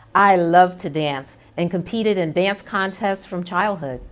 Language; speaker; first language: English; native; English